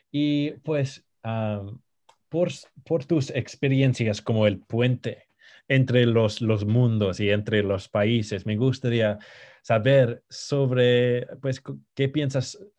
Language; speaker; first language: Spanish; non-native, fluent; English